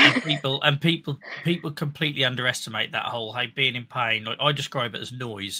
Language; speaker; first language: English; native; English